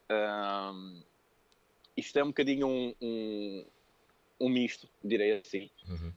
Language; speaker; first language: Portuguese; early bilingual, other home language; French